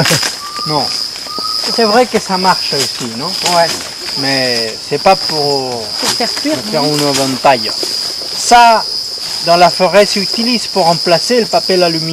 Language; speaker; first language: French; non-native, fluent; Spanish